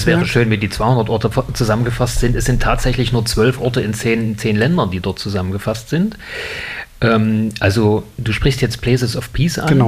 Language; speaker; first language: German; native; German